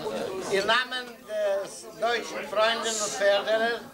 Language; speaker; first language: German; non-native, fluent; Lithuanian